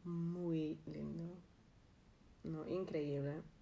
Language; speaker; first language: Spanish; non-native, learner; Dutch